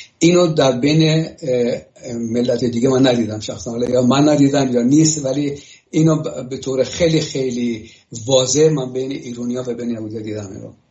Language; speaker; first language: Persian; native; Persian